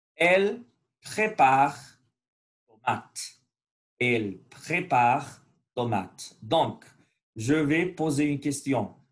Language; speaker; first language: French; non-native, learner; Spanish